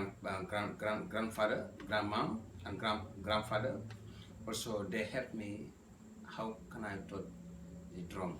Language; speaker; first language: English; non-native, learner; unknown